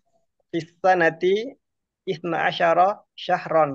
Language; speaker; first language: Arabic; non-native, learner; Indonesian